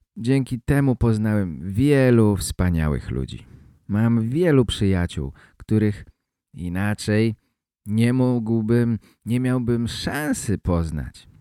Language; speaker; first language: Polish; native; Polish